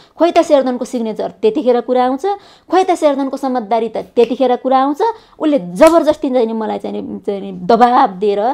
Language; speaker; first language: Nepali; native; Nepali